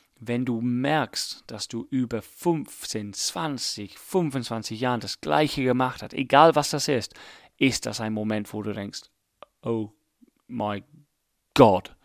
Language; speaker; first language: German; non-native, fluent; English